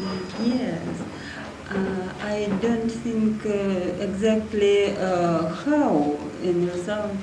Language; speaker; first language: English; non-native, learner; Russian